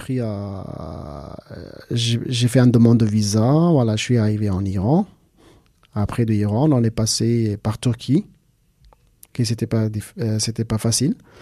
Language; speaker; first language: French; non-native, learner; Persian